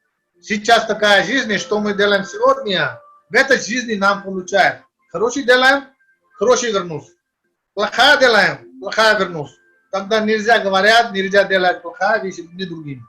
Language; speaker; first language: Russian; non-native, learner; Hindi